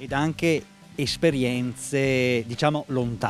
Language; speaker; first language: Italian; native; Italian